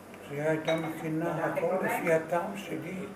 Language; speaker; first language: Hebrew; non-native, fluent; Hungarian